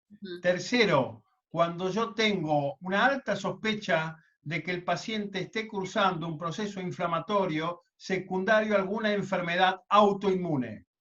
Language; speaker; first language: Spanish; native; Spanish